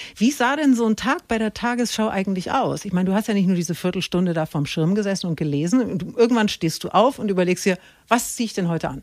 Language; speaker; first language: German; native; German